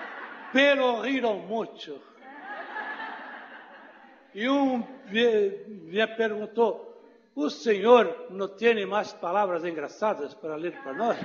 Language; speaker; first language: Portuguese; non-native, fluent; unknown